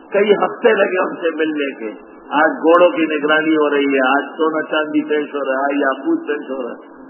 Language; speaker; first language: Urdu; non-native, local second language; Pashto